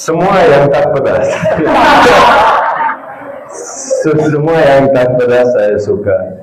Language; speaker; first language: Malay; non-native, learner; Russian